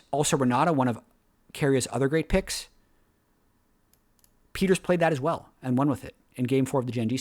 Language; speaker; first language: English; native; English